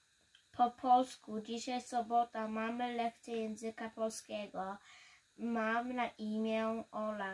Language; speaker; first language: Polish; early bilingual, heritage; Polish